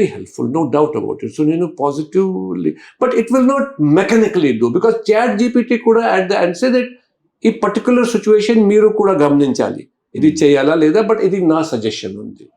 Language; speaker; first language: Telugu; non-native, fluent; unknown